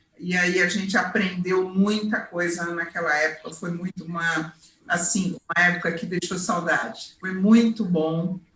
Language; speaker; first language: Portuguese; native; Portuguese